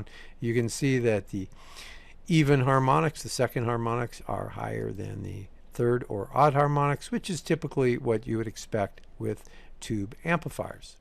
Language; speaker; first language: English; native; English